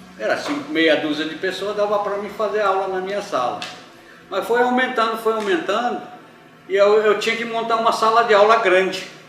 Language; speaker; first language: Portuguese; early bilingual, other home language; Japanese